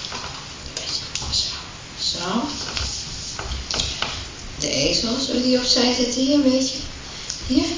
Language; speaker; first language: Dutch; native; Dutch